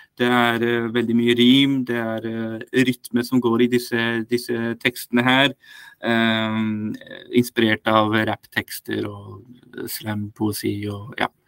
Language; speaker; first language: Norwegian; early bilingual, other home language; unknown